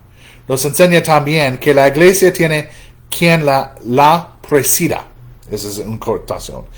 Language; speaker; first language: Spanish; non-native, fluent; English